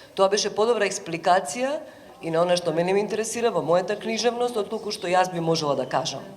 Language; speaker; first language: Macedonian; native; Macedonian